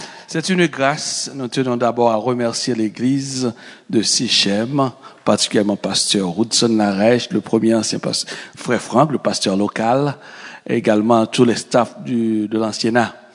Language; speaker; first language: French; native; French